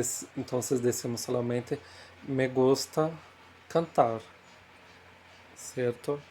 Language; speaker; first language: Spanish; non-native, fluent; Portuguese